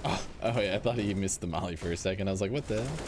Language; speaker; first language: English; native; English